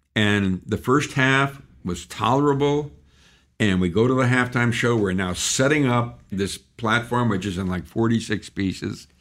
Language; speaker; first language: English; native; English